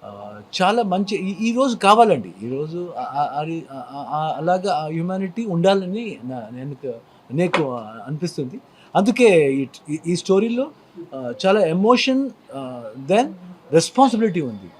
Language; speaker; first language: Telugu; non-native, learner; Kannada